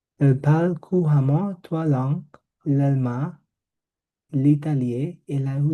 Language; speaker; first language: French; non-native, learner; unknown